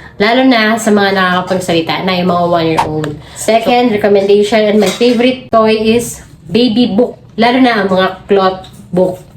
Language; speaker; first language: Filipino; non-native, local second language; Cebuano